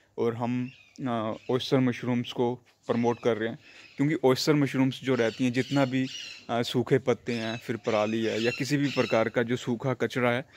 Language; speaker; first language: Hindi; non-native, local second language; Punjabi